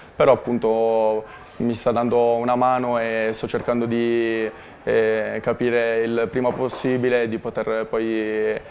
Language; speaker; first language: Italian; native; Italian